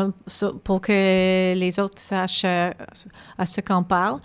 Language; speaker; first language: French; non-native, local second language; English